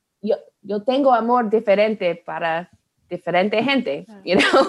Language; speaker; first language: Spanish; non-native, learner; English